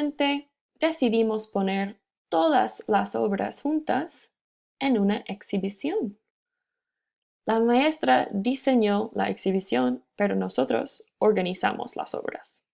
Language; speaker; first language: Spanish; non-native, fluent; English